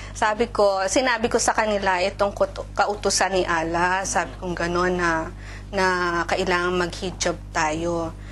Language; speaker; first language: Filipino; native; Filipino